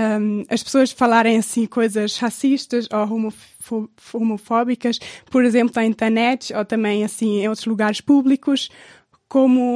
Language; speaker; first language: Portuguese; non-native, fluent; German